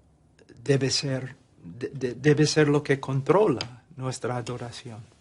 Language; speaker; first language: Spanish; non-native, fluent; English